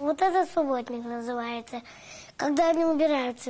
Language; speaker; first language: Russian; native; Russian